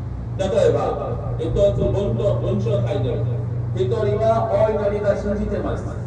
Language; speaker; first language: Japanese; non-native, learner; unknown